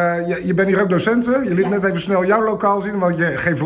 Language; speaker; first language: Dutch; native; Dutch